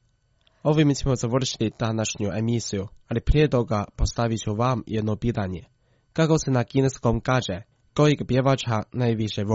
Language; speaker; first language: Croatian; non-native, fluent; Chinese